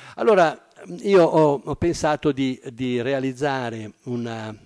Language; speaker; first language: Italian; native; Italian